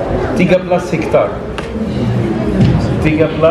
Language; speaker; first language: Indonesian; non-native, learner; Arabic